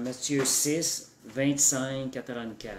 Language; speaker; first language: French; native; French